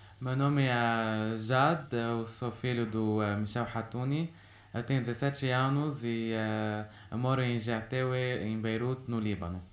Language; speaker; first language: Portuguese; early bilingual, heritage; Portuguese